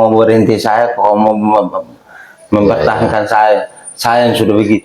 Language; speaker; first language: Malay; non-native, local second language; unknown